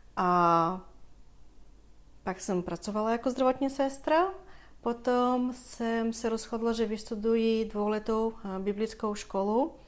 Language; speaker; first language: Czech; non-native, fluent; Bulgarian